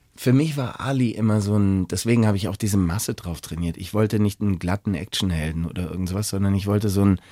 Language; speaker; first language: German; native; German